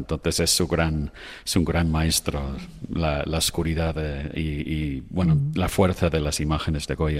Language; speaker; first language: Spanish; non-native, fluent; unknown